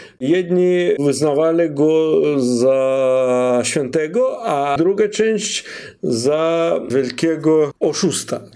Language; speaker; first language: Polish; non-native, fluent; Russian